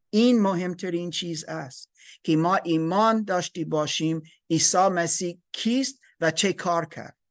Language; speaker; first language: Persian; non-native, learner; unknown